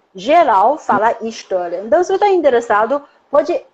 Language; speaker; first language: Portuguese; non-native, fluent; Chinese